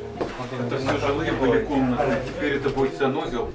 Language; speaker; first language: Russian; native; Russian